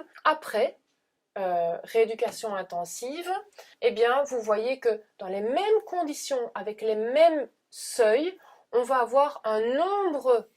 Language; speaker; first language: French; native; French